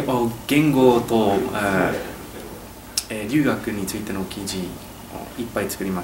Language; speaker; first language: Japanese; non-native, learner; English